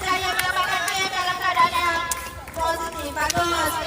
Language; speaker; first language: Malay; native; Malay